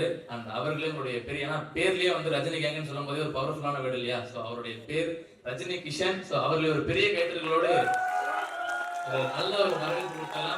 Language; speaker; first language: Tamil; native; Tamil